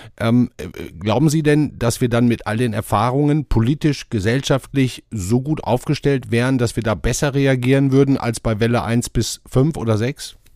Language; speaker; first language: German; native; German